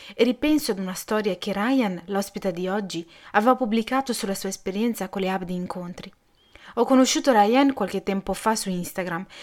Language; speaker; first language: Italian; early bilingual, other home language; Arabic